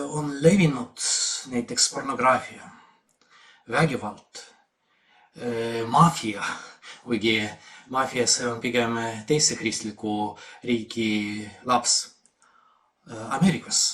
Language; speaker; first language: Estonian; non-native, fluent; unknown